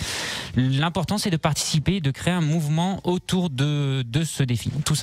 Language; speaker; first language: French; native; French